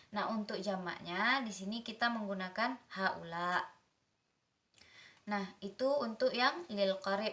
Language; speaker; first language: Indonesian; native; Indonesian